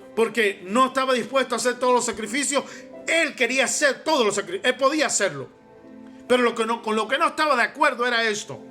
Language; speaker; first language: Spanish; native; Spanish